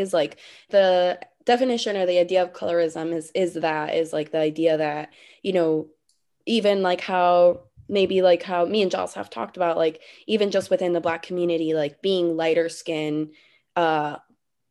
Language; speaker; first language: English; non-native, fluent; Spanish